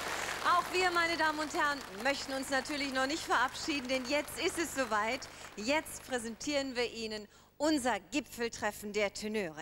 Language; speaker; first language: German; native; German